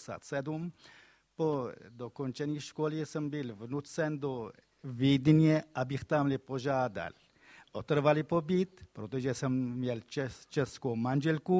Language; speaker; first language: Czech; non-native, fluent; Kurdish